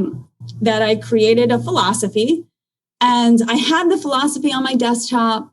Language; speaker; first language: English; native; English